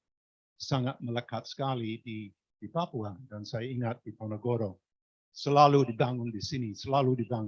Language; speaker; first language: Indonesian; non-native, fluent; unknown